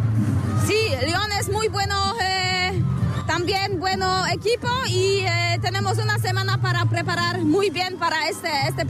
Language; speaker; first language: Spanish; non-native, learner; Polish